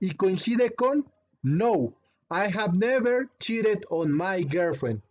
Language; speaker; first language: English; non-native, fluent; Spanish